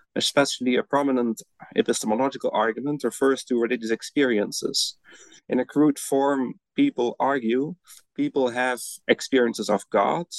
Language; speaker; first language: English; non-native, fluent; Dutch